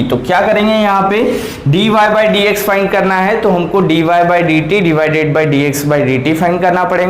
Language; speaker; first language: Hindi; native; Hindi